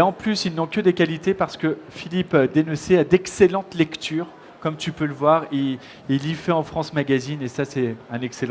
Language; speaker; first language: French; native; French